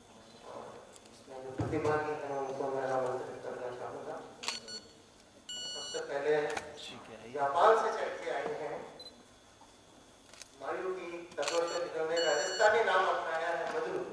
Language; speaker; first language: Hindi; native; Hindi